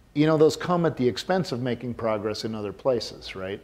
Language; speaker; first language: English; native; English